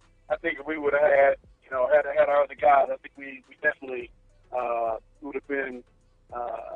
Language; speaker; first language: English; native; English